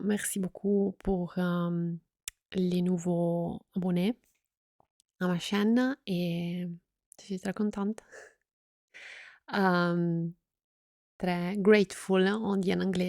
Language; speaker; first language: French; non-native, fluent; Italian